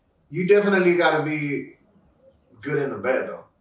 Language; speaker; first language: English; early bilingual, other home language; Spanish